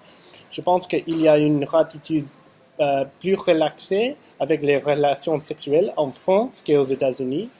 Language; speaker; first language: French; non-native, learner; English